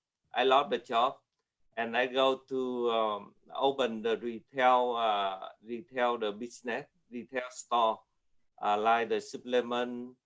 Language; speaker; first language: English; non-native, learner; Vietnamese